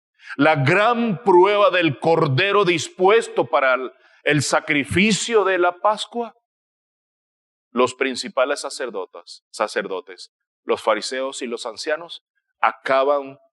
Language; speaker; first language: Spanish; native; Spanish